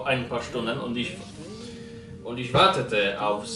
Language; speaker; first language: German; non-native, learner; Polish